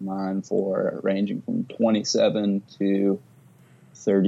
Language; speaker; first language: English; native; English